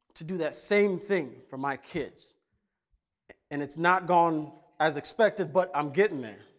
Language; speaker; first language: English; early bilingual, other home language; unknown